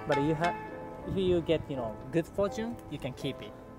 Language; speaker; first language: English; non-native, fluent; Japanese